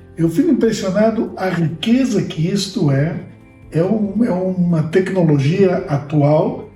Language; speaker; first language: Portuguese; early bilingual, other home language; Spanish